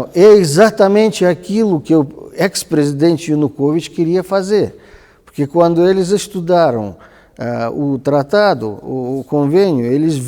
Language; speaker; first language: Portuguese; non-native, fluent; Russian